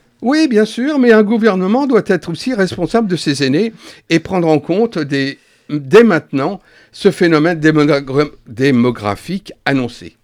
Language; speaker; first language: French; native; French